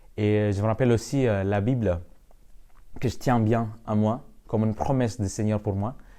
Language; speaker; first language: French; non-native, fluent; Indonesian